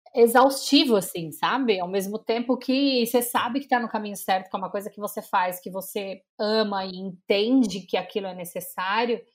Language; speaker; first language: Portuguese; native; Portuguese